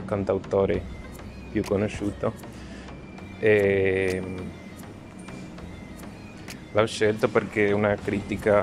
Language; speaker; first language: Italian; non-native, learner; Spanish